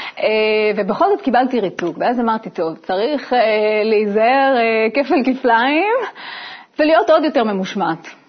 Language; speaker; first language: Hebrew; native; Hebrew